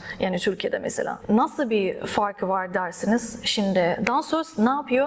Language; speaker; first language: Turkish; early bilingual, other home language; Russian